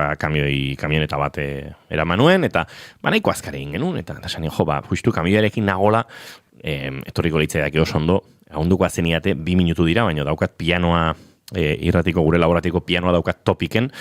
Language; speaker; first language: Basque; native; Basque